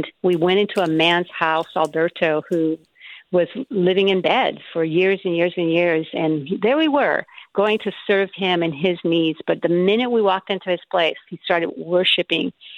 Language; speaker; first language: English; non-native, fluent; Spanish